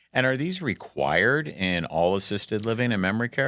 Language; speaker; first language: English; native; English